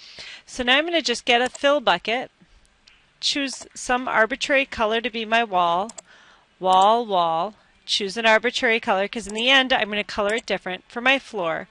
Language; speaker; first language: English; native; English